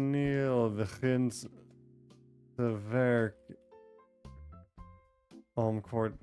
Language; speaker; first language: Dutch; non-native, learner; English